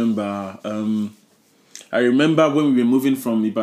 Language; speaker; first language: English; non-native, local second language; Yoruba